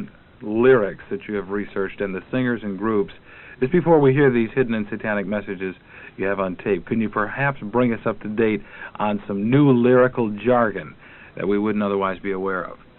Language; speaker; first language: English; native; English